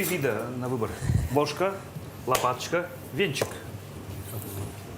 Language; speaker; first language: Russian; native; Russian